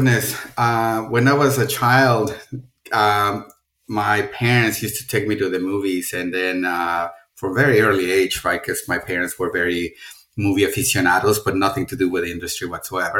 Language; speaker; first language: English; non-native, fluent; Spanish